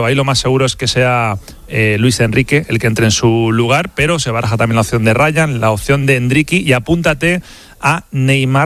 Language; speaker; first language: Spanish; native; Spanish